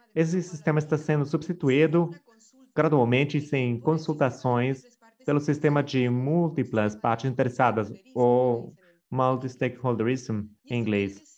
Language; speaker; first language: Portuguese; non-native, fluent; Spanish